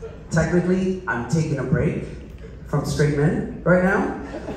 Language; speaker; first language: English; early bilingual, other home language; Spanish